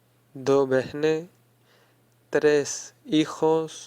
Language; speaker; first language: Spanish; non-native, fluent; Urdu